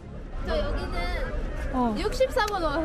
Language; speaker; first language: Korean; non-native, fluent; Arabic